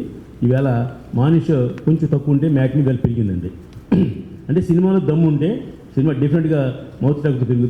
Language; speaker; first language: Telugu; native; Telugu